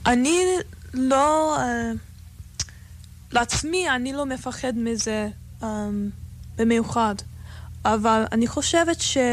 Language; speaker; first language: Hebrew; non-native, fluent; English